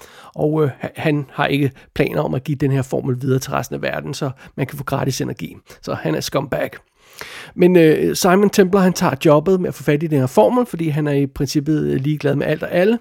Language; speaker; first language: Danish; native; Danish